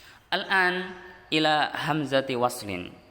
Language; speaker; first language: Arabic; non-native, learner; Indonesian